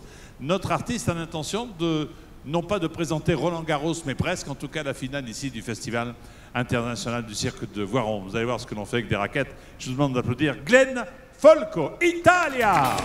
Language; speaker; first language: French; native; French